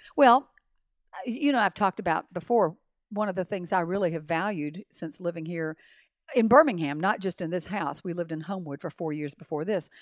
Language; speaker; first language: English; native; English